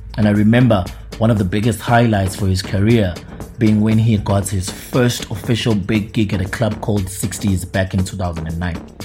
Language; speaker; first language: English; non-native, local second language; Zulu